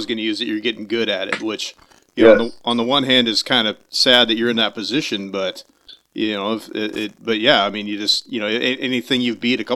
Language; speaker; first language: English; native; English